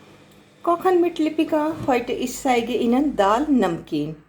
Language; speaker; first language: German; non-native, learner; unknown